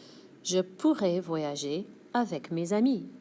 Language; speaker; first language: French; non-native, fluent; English